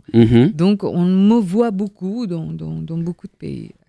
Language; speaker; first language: French; non-native, fluent; Indonesian